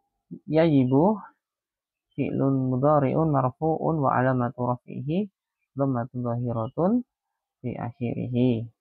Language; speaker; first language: Arabic; non-native, fluent; Indonesian